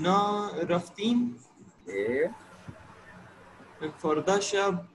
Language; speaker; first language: Persian; non-native, learner; Urdu